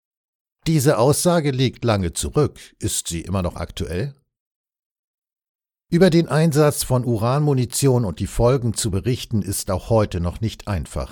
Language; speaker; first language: German; native; German